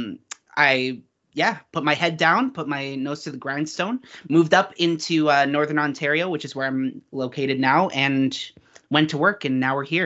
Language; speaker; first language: English; native; English